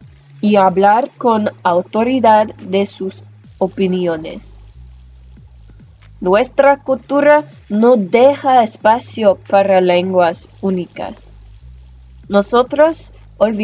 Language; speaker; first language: Spanish; non-native, learner; English